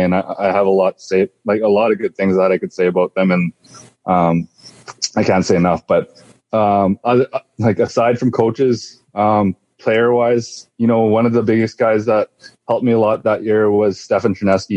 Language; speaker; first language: English; native; English